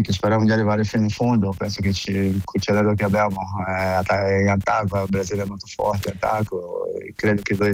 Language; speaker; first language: Italian; non-native, fluent; Portuguese